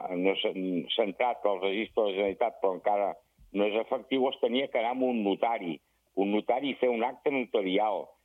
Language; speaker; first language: Catalan; native; Catalan